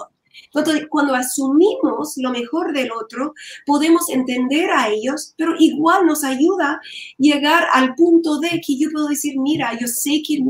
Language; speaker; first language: Spanish; non-native, learner; English